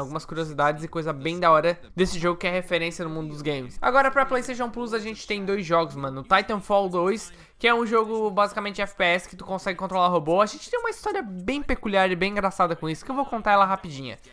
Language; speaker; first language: Portuguese; native; Portuguese